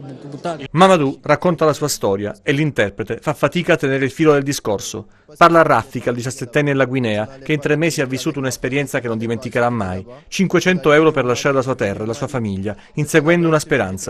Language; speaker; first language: Italian; native; Italian